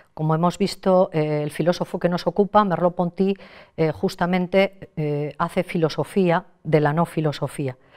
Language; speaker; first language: Spanish; native; Spanish